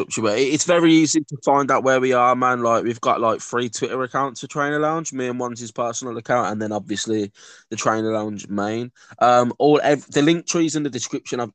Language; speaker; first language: English; native; English